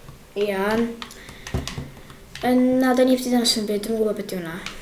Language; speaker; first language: Welsh; native; Welsh